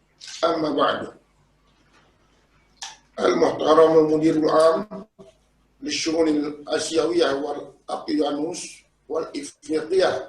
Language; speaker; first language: Arabic; non-native, fluent; Indonesian